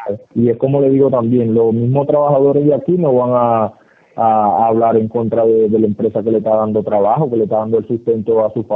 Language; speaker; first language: Spanish; native; Spanish